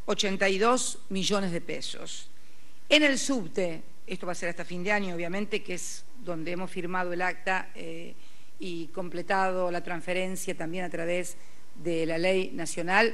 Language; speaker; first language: Spanish; native; Spanish